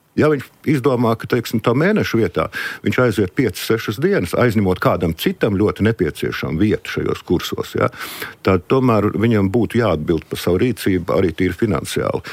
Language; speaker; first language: Latvian; non-native, local second language; Russian